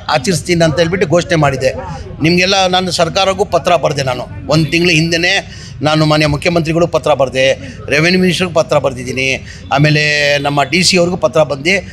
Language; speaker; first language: Kannada; non-native, local second language; Urdu